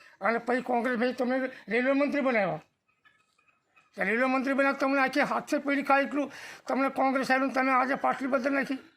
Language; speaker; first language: Gujarati; native; Gujarati